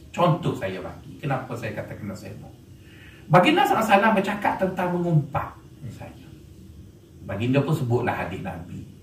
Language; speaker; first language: Malay; native; Malay